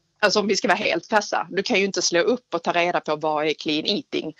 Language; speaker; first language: Swedish; native; Swedish